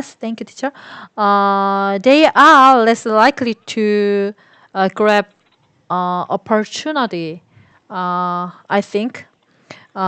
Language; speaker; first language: English; non-native, learner; Korean